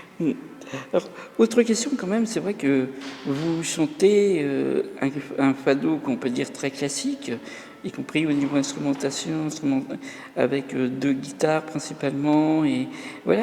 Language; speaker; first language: French; native; French